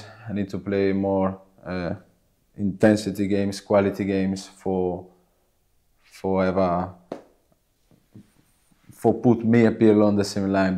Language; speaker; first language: English; non-native, learner; Italian